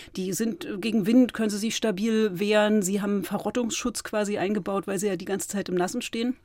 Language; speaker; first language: German; native; German